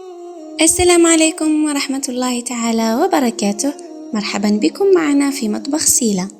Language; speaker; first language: Arabic; native; Arabic